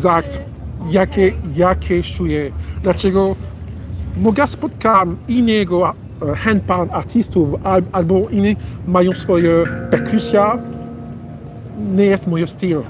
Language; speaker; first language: Polish; non-native, learner; French